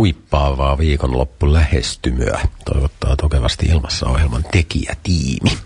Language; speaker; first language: Finnish; native; Finnish